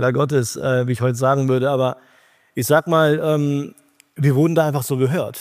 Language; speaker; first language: German; early bilingual, other home language; Urdu